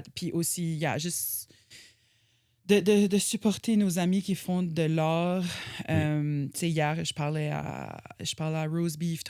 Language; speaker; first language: French; native; French